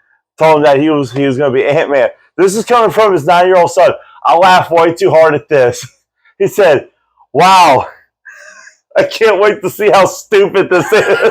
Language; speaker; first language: English; native; English